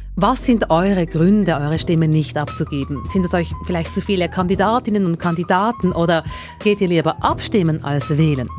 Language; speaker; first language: German; native; German